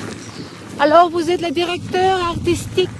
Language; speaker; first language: French; non-native, learner; English